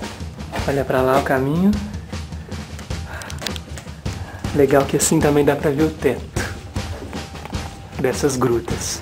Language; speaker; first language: Portuguese; native; Portuguese